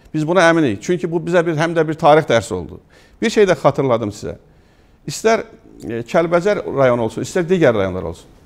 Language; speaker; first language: Azerbaijani; native; Azerbaijani